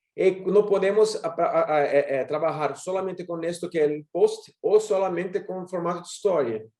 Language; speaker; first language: Spanish; non-native, learner; Portuguese